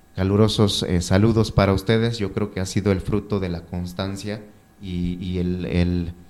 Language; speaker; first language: Spanish; non-native, local second language; Mixtepec Mixtec